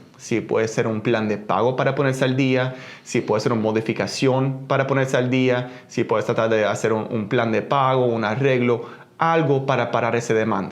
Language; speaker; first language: Spanish; early bilingual, heritage; Spanish